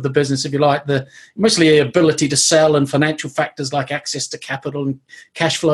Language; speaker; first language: English; native; English